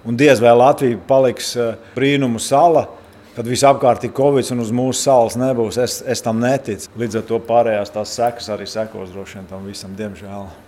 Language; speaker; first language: Latvian; native; Latvian